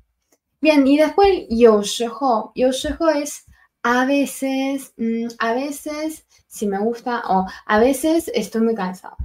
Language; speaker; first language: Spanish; non-native, fluent; Chinese